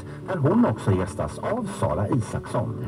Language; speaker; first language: Swedish; native; Swedish